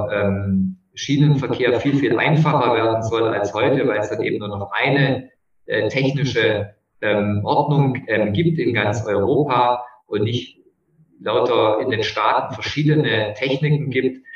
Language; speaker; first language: German; native; German